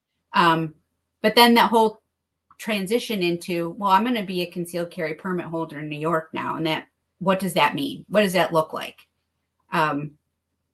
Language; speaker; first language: English; native; English